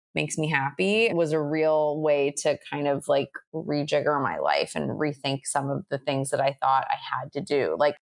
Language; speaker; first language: English; native; English